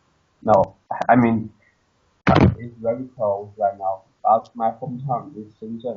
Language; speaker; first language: English; non-native, learner; Chinese